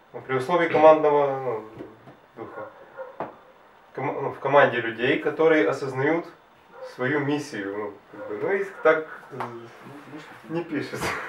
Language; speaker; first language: Russian; native; Russian